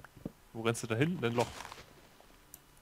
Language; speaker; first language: German; native; German